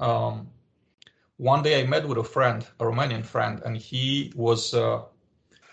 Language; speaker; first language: English; non-native, fluent; Romanian